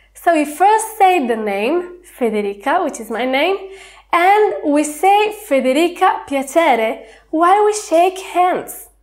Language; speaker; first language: English; non-native, fluent; Italian